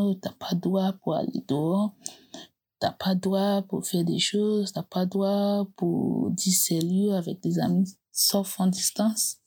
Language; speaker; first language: French; non-native, learner; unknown